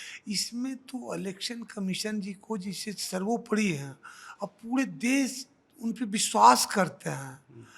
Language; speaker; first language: Hindi; native; Hindi